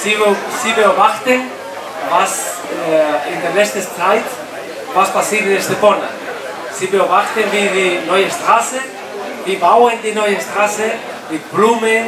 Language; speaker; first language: German; non-native, learner; Spanish